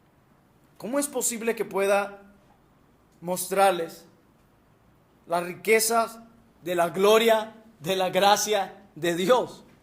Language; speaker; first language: Spanish; native; Spanish